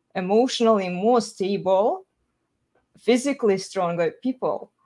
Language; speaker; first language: English; non-native, fluent; Russian